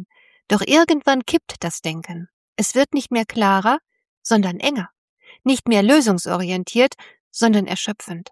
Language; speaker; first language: German; native; German